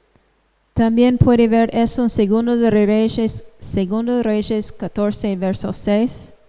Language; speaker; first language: Spanish; non-native, fluent; English